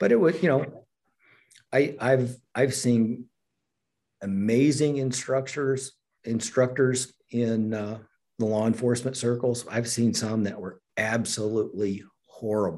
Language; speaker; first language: English; native; English